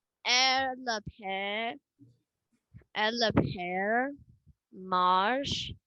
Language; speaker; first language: French; non-native, learner; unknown